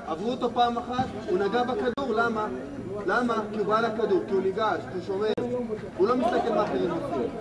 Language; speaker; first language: Hebrew; native; Hebrew